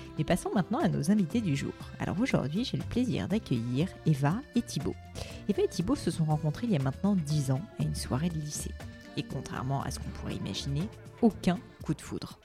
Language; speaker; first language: French; native; French